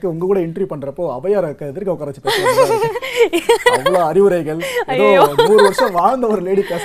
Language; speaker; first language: Tamil; native; Tamil